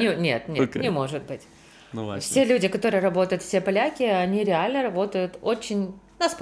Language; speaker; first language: Polish; non-native, learner; Russian